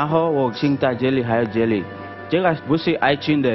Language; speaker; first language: Chinese; non-native, learner; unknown